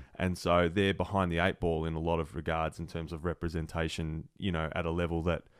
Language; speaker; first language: English; native; English